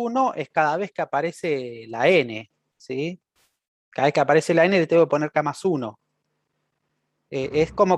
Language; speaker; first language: Spanish; native; Spanish